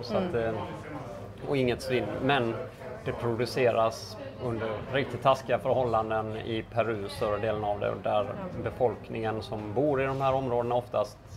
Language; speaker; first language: Swedish; native; Swedish